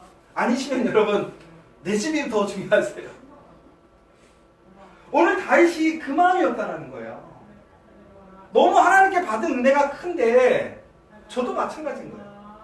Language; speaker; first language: Korean; native; Korean